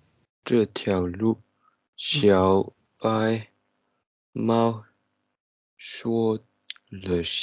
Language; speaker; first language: Chinese; non-native, learner; Tibetan